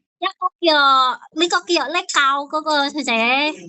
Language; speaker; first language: Cantonese; non-native, learner; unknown